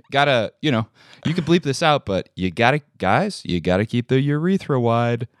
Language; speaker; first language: English; native; English